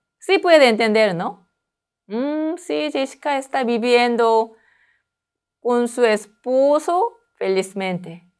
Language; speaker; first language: Spanish; non-native, learner; Korean